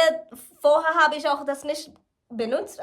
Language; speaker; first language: German; non-native, learner; Malayalam